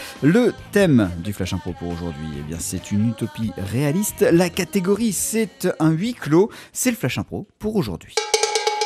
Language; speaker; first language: French; native; French